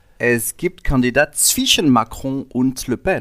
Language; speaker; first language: German; non-native, learner; French